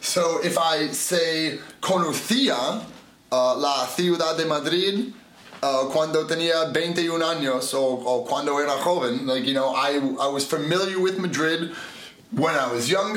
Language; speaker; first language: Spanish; non-native, fluent; English